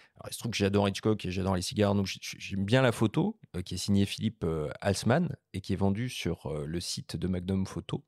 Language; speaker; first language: French; native; French